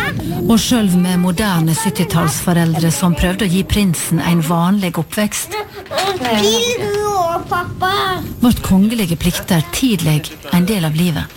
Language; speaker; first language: Norwegian; native; Norwegian